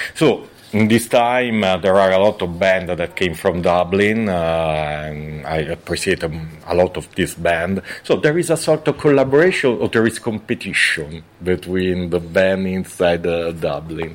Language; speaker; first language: English; non-native, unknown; Italian